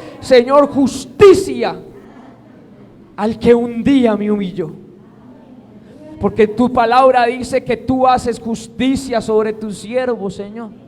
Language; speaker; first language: Spanish; native; Spanish